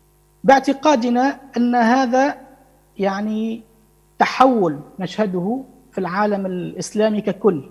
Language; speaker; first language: Arabic; native; Arabic